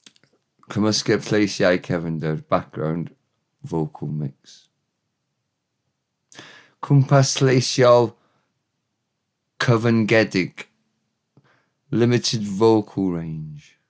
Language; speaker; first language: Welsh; non-native, learner; English